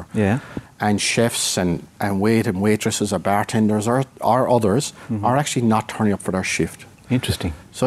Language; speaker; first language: English; native; English